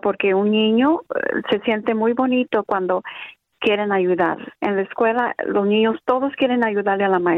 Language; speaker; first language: Spanish; early bilingual, other home language; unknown